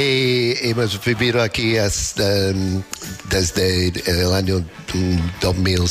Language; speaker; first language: Spanish; non-native, learner; English